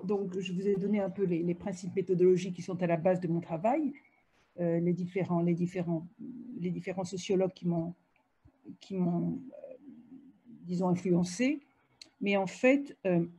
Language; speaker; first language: French; native; French